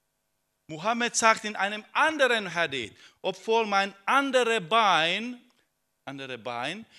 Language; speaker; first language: German; non-native, fluent; Finnish